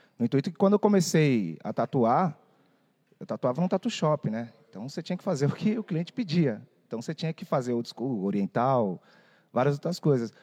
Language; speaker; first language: Portuguese; native; Portuguese